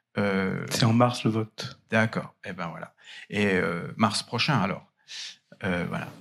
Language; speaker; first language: French; native; French